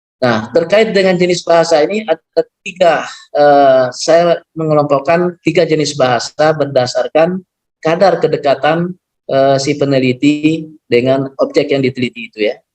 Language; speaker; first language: Indonesian; non-native, local second language; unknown